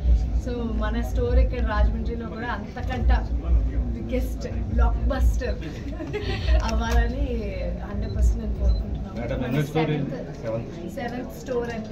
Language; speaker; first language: Telugu; native; Telugu